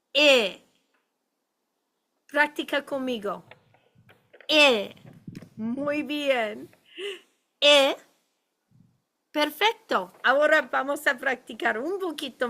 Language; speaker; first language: Spanish; non-native, fluent; English